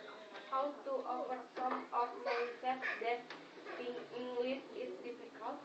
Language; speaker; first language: English; non-native, learner; Indonesian